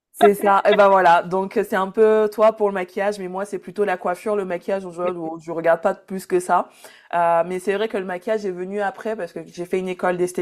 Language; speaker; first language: French; native; French